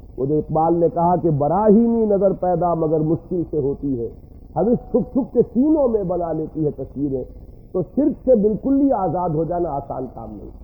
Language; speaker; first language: Urdu; native; Urdu